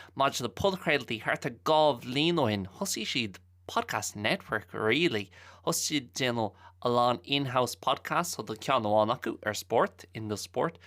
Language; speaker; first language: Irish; non-native, local second language; English